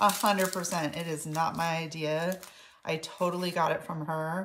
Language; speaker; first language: English; native; English